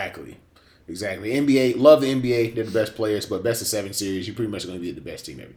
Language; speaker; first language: English; native; English